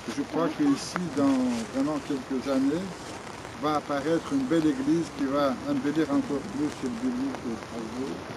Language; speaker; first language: French; non-native, fluent; Russian